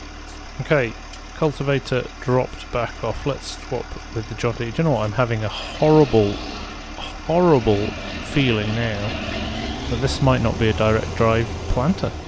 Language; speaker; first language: English; native; English